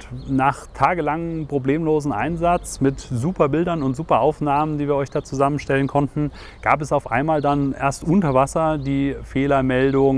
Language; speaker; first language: German; native; German